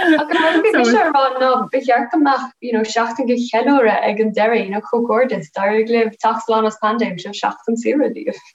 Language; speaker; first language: Irish; non-native, local second language; English